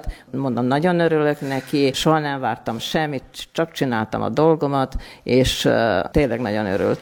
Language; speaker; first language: Hungarian; non-native, local second language; Serbian